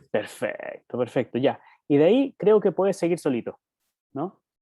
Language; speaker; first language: Spanish; native; Spanish